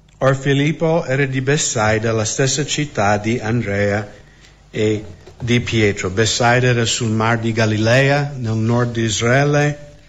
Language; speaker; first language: Italian; non-native, fluent; English